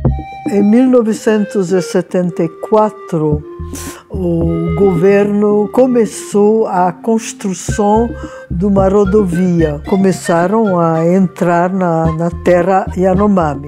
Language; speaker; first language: Portuguese; non-native, fluent; Hungarian